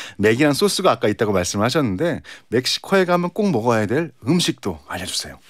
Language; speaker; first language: Korean; native; Korean